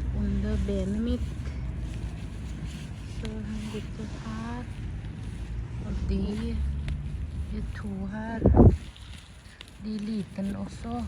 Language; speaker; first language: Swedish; non-native, learner; Thai